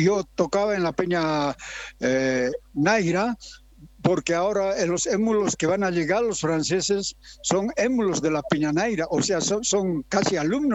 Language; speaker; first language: Spanish; native; Spanish